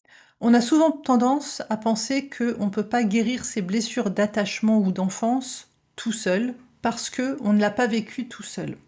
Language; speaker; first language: French; native; French